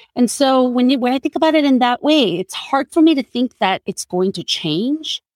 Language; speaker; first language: English; non-native, fluent; Korean